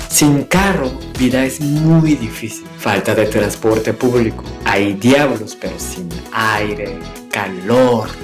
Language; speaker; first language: Spanish; non-native, fluent; Korean